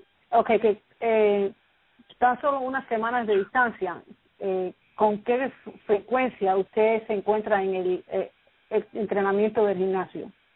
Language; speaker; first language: Spanish; early bilingual, other home language; English